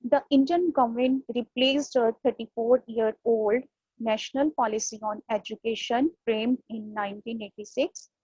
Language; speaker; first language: English; non-native, local second language; Punjabi